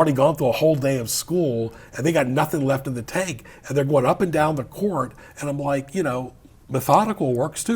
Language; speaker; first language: English; native; English